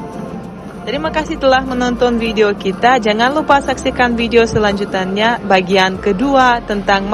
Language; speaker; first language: Indonesian; non-native, fluent; Russian